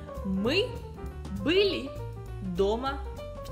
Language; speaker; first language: Russian; non-native, fluent; Spanish